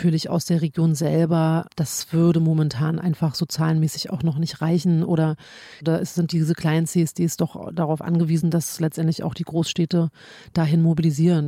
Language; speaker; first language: German; native; German